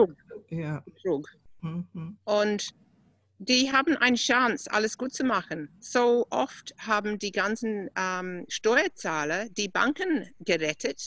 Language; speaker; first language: German; non-native, fluent; English